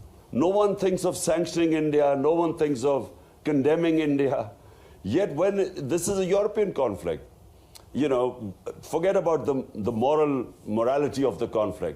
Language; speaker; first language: English; non-native, local second language; Urdu